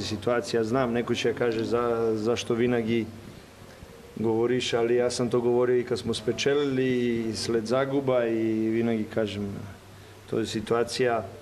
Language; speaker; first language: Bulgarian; non-native, learner; Serbian